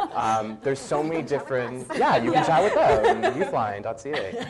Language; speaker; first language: English; native; English